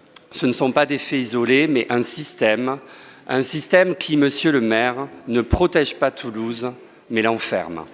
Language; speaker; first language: French; native; French